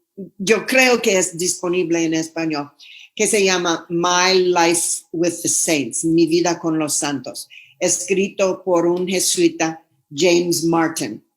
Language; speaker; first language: Spanish; non-native, fluent; English